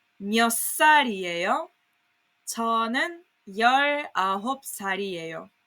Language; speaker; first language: Korean; non-native, fluent; Serbian